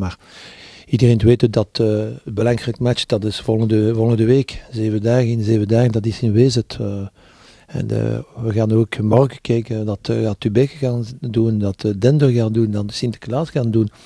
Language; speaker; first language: Dutch; non-native, local second language; French